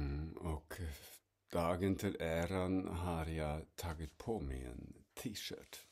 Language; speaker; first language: Swedish; non-native, fluent; German